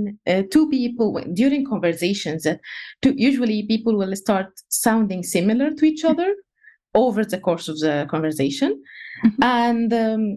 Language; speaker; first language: English; non-native, fluent; Arabic